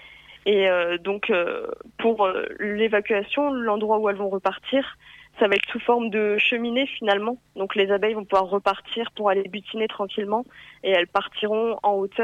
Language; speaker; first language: French; native; French